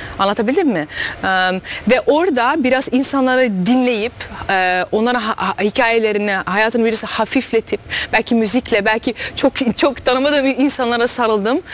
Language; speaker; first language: Turkish; early bilingual, heritage; Turkish